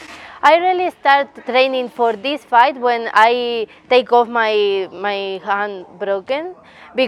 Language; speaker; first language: English; non-native, learner; Spanish